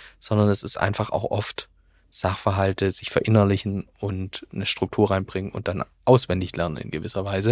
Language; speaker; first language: German; native; German